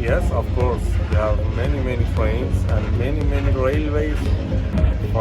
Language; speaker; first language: English; non-native, learner; Persian